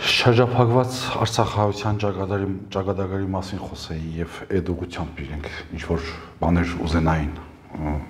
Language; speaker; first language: Armenian; native; Armenian